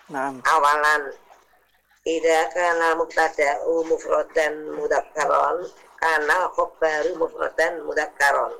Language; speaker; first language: Arabic; non-native, learner; Indonesian